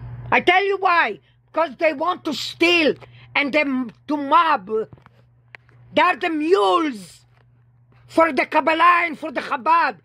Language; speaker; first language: English; non-native, fluent; Hebrew